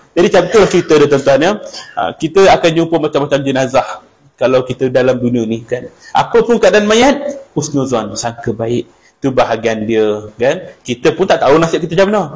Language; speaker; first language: Malay; native; Malay